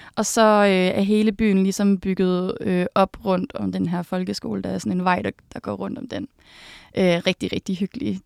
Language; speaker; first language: Danish; native; Danish